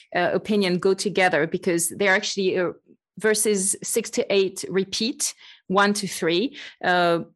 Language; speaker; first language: English; non-native, fluent; French